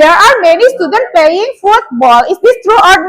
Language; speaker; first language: English; non-native, learner; Indonesian